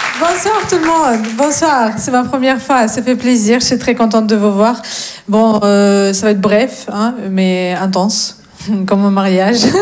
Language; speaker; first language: French; non-native, fluent; Russian